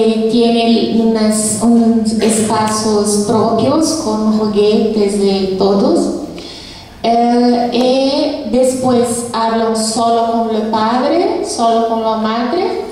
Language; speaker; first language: Spanish; non-native, fluent; Portuguese